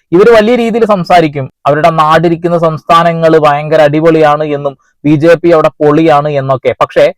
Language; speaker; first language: Malayalam; native; Malayalam